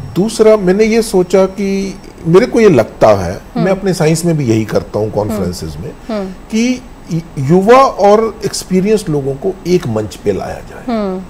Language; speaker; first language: Hindi; native; Hindi